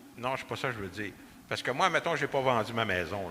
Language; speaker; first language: French; native; French